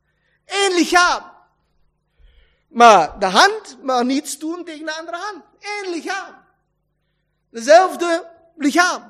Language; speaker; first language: Dutch; non-native, learner; German